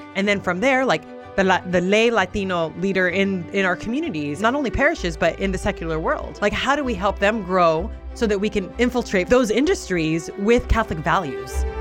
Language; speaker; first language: English; early bilingual, other home language; Spanish